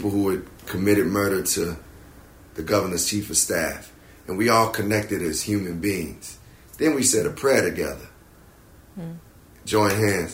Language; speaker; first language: English; native; English